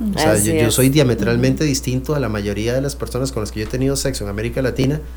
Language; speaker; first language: Spanish; non-native, fluent; French